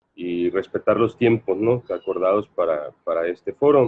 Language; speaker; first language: Spanish; native; Spanish